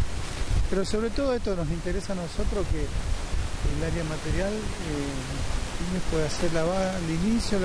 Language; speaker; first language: Spanish; native; Spanish